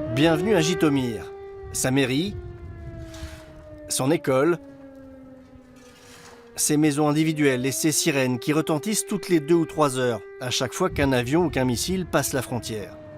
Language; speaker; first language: French; native; French